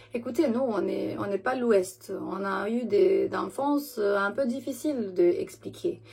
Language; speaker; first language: French; non-native, fluent; Romanian